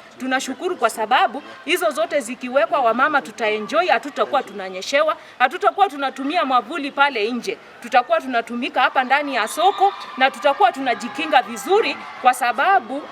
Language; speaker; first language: Swahili; non-native, local second language; Gusii